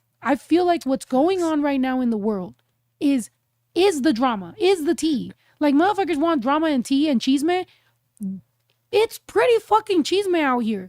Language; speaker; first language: English; early bilingual, other home language; Spanish